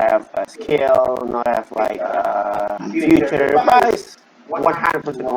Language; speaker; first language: English; non-native, learner; Indonesian